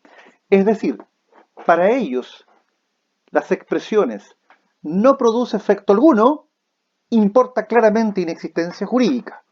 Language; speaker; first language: Spanish; native; Spanish